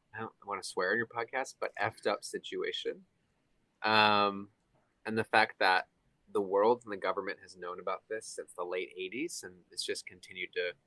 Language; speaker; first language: English; native; English